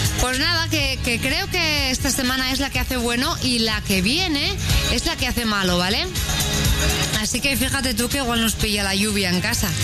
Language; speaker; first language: Spanish; native; Spanish